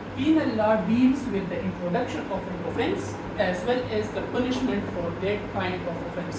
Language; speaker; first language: English; non-native, local second language; Urdu